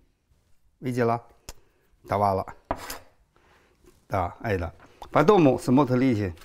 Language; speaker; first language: Russian; non-native, learner; Chinese